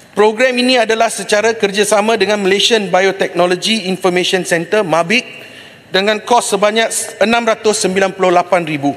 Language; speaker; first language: Malay; non-native, local second language; Tamil